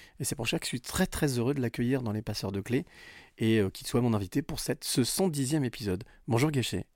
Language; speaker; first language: French; native; French